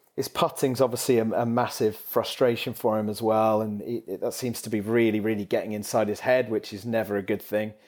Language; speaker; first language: English; native; English